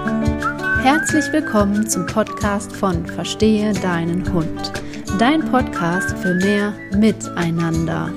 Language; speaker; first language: German; native; German